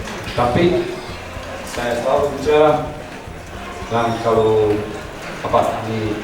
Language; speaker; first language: Indonesian; non-native, learner; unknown